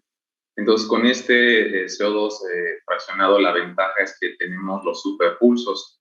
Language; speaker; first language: Spanish; native; Spanish